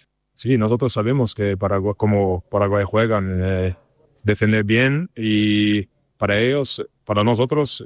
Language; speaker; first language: Spanish; non-native, learner; German